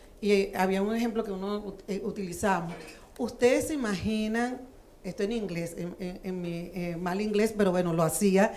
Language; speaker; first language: Spanish; native; Spanish